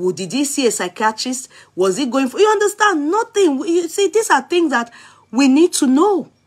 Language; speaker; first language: English; non-native, local second language; Yoruba